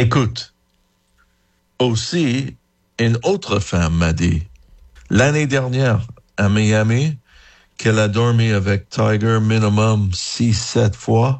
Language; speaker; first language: French; non-native, fluent; English